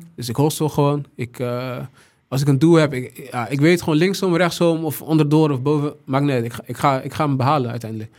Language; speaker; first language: Dutch; native; Dutch